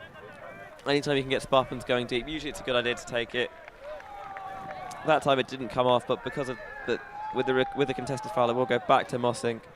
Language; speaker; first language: English; native; English